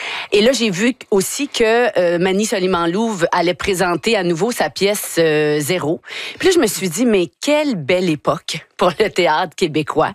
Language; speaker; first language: French; native; French